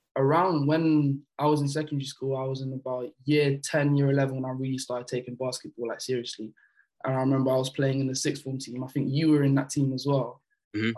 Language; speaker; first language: English; early bilingual, other home language; French